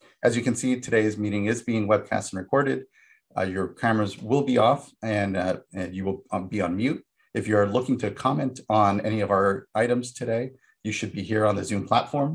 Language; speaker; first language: English; early bilingual, other home language; Spanish